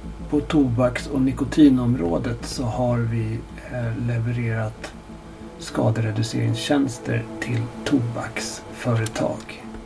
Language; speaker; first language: Swedish; native; Swedish